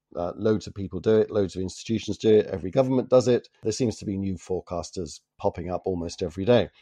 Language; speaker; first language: English; native; English